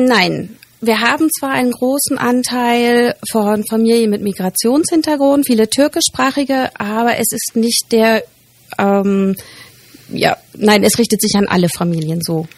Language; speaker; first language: German; native; German